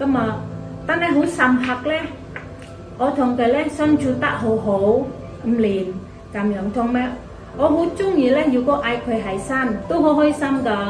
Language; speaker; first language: Cantonese; non-native, fluent; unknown